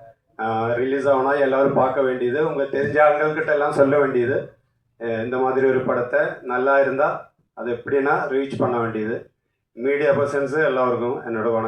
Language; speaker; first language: Tamil; non-native, learner; Malayalam